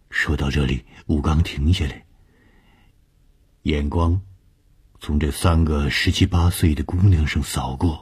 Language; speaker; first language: Chinese; native; Chinese